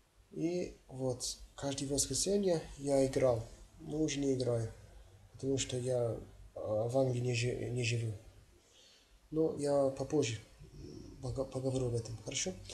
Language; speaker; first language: Russian; non-native, fluent; English